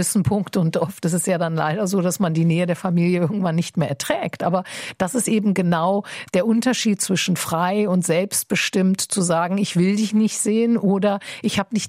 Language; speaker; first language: German; native; German